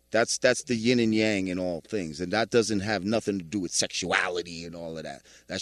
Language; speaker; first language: English; native; English